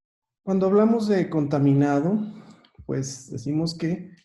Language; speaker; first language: Spanish; native; Spanish